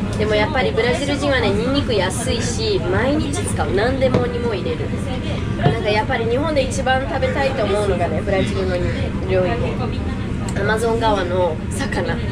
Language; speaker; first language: Japanese; non-native, fluent; Portuguese